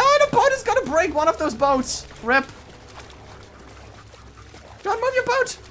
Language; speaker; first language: English; native; English